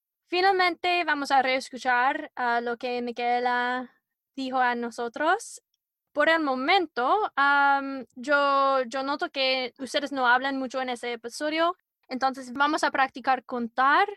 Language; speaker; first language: Spanish; non-native, learner; English